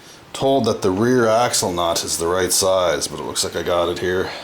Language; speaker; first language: English; native; English